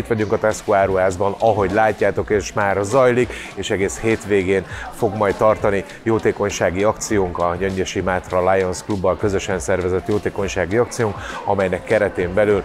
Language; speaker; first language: Hungarian; native; Hungarian